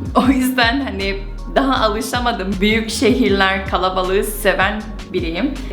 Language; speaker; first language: Turkish; non-native, fluent; Korean